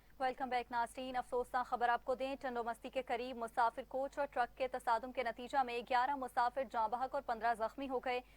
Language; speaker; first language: Urdu; native; Urdu